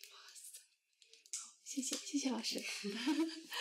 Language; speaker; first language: Chinese; non-native, fluent; Korean